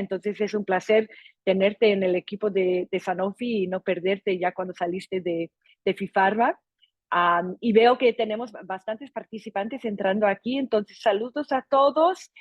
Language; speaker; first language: Spanish; non-native, fluent; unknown